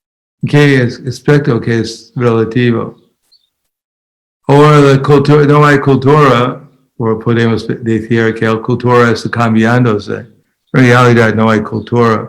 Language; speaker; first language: Spanish; non-native, fluent; English